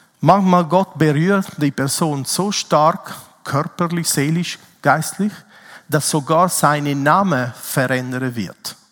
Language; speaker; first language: German; non-native, fluent; Italian